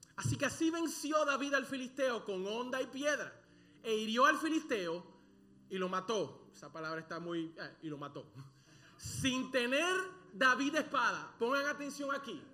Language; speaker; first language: Spanish; early bilingual, other home language; English